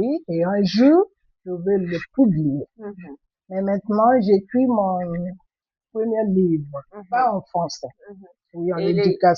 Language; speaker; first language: French; non-native, fluent; Igbo